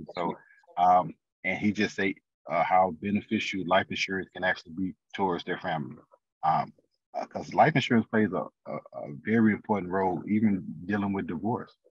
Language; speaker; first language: English; native; English